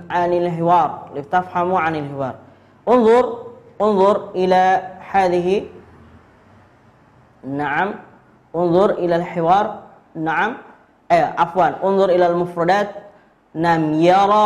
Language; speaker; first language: Arabic; non-native, fluent; Indonesian